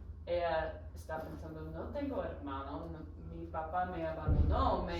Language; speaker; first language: Spanish; non-native, learner; English